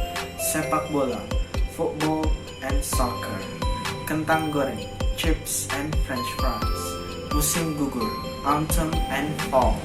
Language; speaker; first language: English; non-native, learner; Indonesian